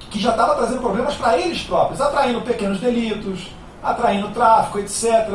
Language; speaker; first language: Portuguese; native; Portuguese